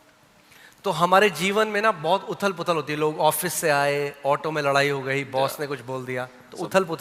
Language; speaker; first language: Hindi; native; Hindi